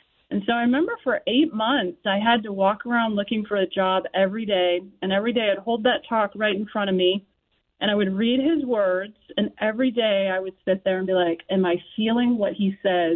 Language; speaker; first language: English; native; English